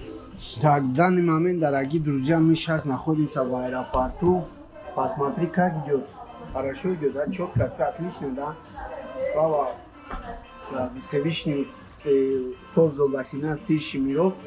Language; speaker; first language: Russian; non-native, local second language; Tajik